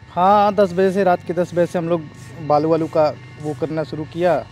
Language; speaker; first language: Hindi; native; Hindi